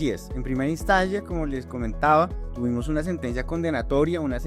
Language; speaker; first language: Spanish; native; Spanish